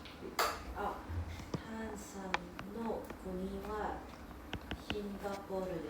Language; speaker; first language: Japanese; non-native, learner; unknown